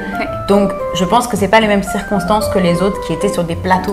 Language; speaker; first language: French; native; French